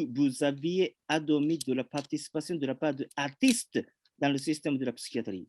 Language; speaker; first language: French; non-native, fluent; Japanese